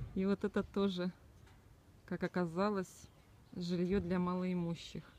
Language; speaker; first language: Russian; native; Russian